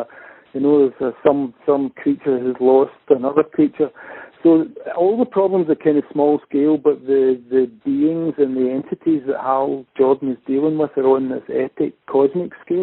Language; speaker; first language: English; native; English